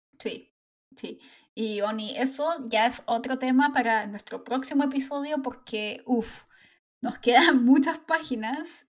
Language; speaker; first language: Spanish; native; Spanish